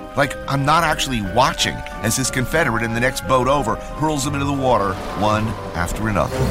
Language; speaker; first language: English; native; English